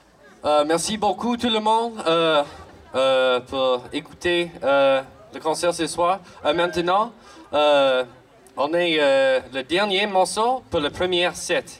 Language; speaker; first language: French; non-native, learner; English